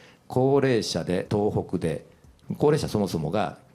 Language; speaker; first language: Japanese; native; Japanese